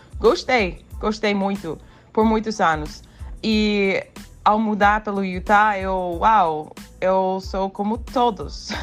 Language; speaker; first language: Portuguese; non-native, fluent; English